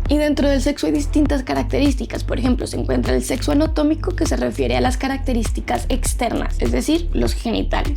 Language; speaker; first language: Spanish; native; Spanish